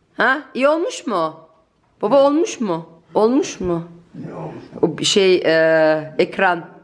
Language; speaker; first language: Turkish; early bilingual, heritage; Turkish